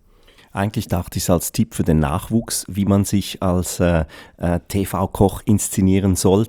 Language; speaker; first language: German; native; German